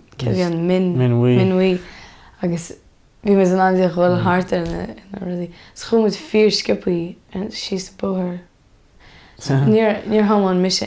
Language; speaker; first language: Irish; native; Irish